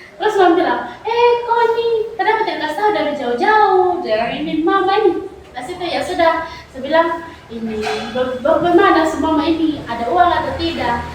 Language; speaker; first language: Indonesian; native; Indonesian